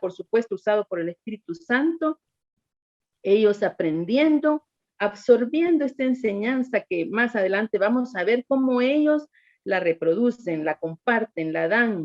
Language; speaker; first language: Spanish; native; Spanish